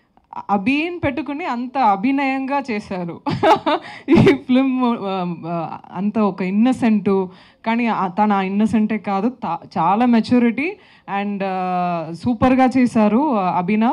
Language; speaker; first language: Telugu; non-native, local second language; Tamil